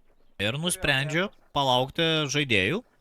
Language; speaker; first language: Lithuanian; native; Lithuanian